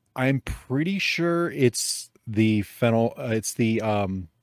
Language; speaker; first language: English; native; English